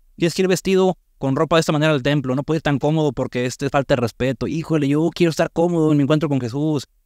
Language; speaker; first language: Spanish; native; Spanish